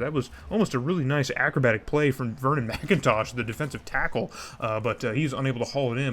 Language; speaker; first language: English; native; English